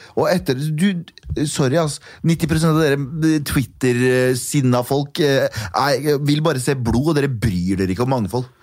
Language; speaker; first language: Norwegian; early bilingual, other home language; Kurdish